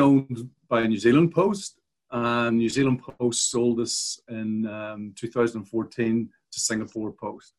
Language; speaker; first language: English; native; English